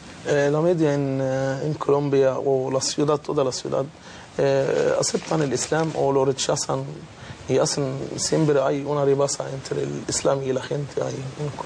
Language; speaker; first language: Spanish; non-native, fluent; Arabic